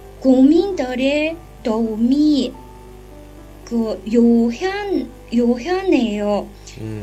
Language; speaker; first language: Korean; non-native, learner; Chinese